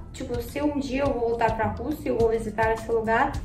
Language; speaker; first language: Portuguese; non-native, learner; Russian